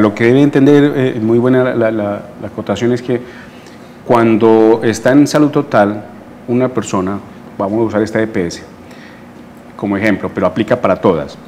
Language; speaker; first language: Spanish; native; Spanish